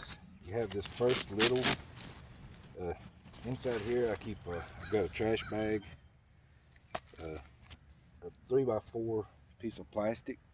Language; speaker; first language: English; native; English